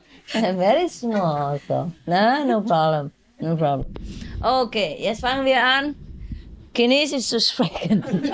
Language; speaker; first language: German; non-native, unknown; Vietnamese